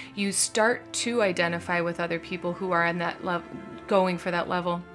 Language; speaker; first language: English; native; English